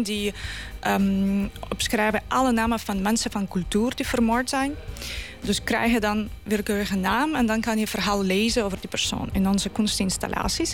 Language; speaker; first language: Dutch; non-native, fluent; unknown